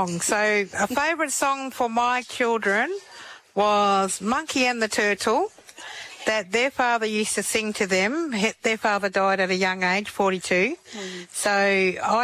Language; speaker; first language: English; native; English